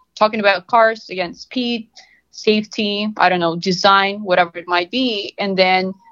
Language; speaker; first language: English; non-native, fluent; Russian